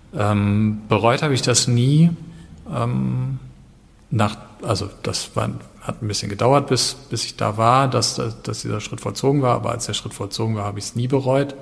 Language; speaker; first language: German; native; German